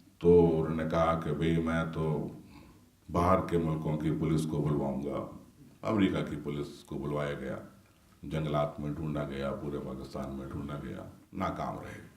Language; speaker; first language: Urdu; native; Urdu